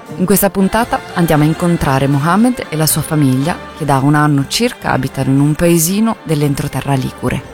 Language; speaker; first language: Italian; native; Italian